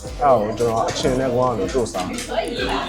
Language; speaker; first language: Chinese; non-native, learner; Burmese